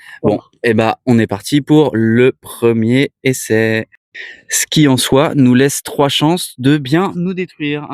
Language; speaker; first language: French; native; French